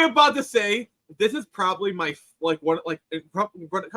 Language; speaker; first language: English; native; English